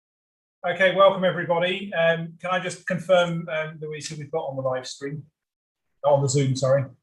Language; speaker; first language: English; native; English